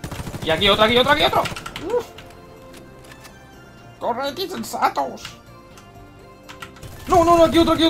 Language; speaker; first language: Spanish; native; Spanish